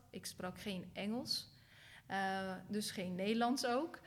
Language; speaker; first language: Dutch; early bilingual, other home language; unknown